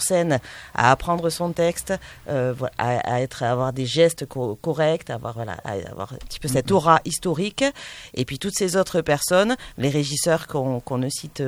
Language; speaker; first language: French; native; French